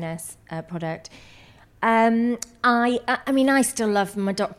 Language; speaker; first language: English; native; English